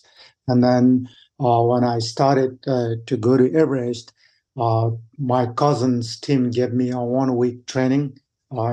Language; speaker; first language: English; non-native, fluent; Sherpa